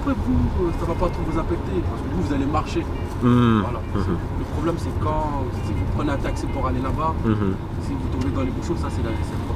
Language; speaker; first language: French; native; French